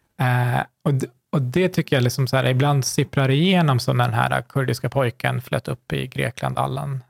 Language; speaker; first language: Swedish; early bilingual, other home language; Kurdish